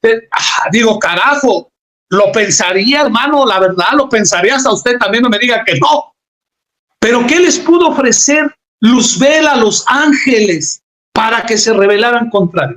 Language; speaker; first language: Spanish; native; Spanish